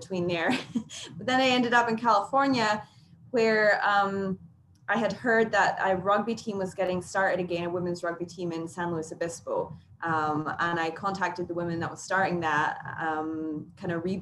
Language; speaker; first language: English; native; English